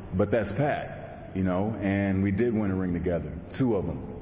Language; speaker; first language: English; native; English